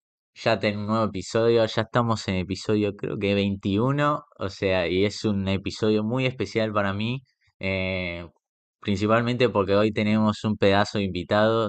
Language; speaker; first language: Spanish; native; Spanish